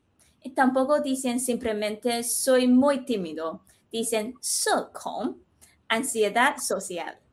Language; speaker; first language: Spanish; non-native, fluent; Chinese